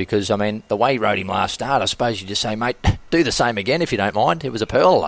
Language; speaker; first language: English; native; English